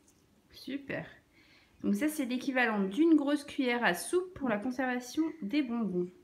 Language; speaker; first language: French; native; French